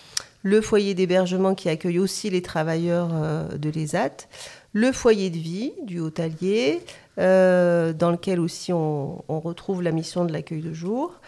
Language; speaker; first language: French; native; French